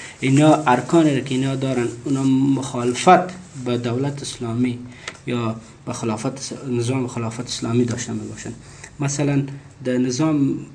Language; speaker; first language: Persian; native; Persian